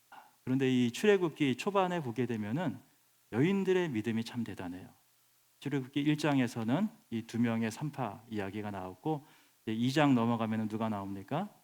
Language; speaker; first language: Korean; native; Korean